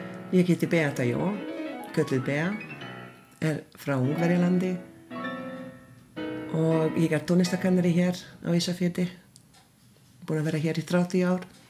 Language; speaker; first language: Icelandic; non-native, fluent; Hungarian